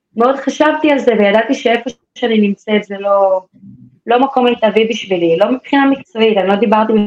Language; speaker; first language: Hebrew; native; Hebrew